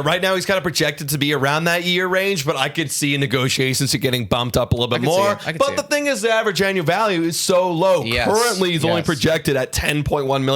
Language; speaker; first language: English; native; English